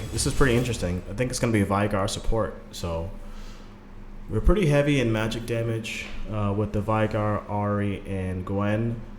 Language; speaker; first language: English; native; English